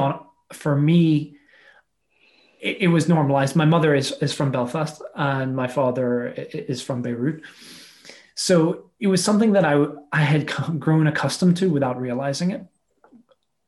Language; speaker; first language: English; native; English